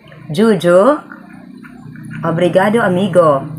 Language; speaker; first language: Portuguese; non-native, learner; Filipino